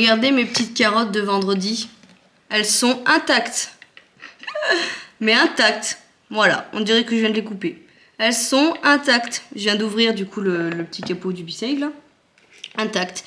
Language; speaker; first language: French; native; French